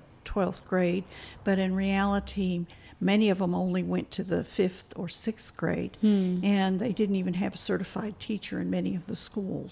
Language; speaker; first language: English; early bilingual, other home language; Spanish